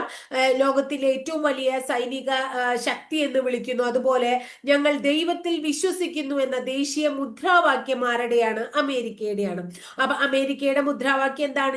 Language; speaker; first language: Malayalam; native; Malayalam